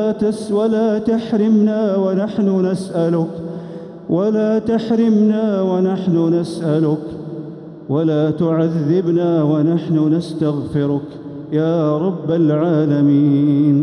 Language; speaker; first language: Arabic; native; Arabic